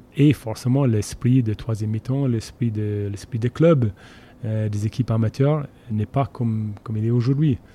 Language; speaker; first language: French; non-native, fluent; English